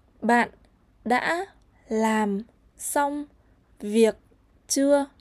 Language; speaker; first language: Vietnamese; native; Vietnamese